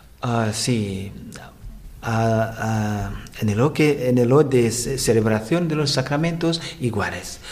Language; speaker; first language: Spanish; non-native, learner; Rundi